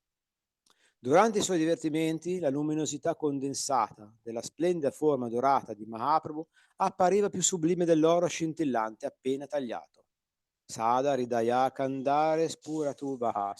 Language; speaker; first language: Italian; native; Italian